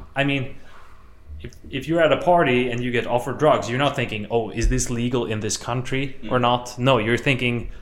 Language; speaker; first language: English; non-native, fluent; Swedish